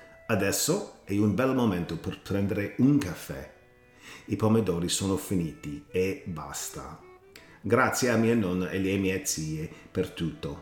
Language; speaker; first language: Italian; non-native, learner; English